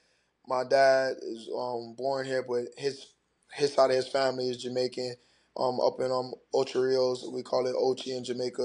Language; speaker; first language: English; native; English